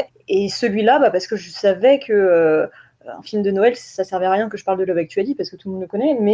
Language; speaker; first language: French; native; French